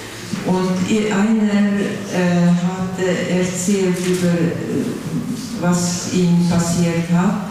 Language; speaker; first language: German; non-native, fluent; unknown